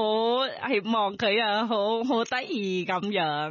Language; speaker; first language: Cantonese; non-native, learner; Thai